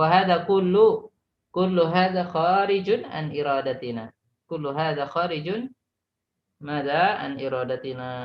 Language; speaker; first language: Arabic; non-native, fluent; Indonesian